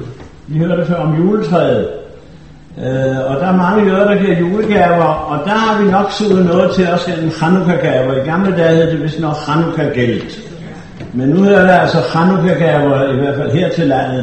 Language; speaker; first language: Danish; native; Danish